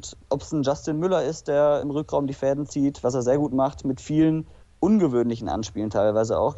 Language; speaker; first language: German; native; German